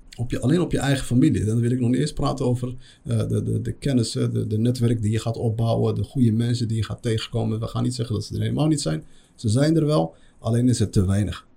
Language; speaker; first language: Dutch; early bilingual, other home language; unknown